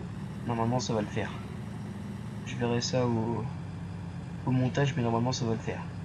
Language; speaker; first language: French; native; French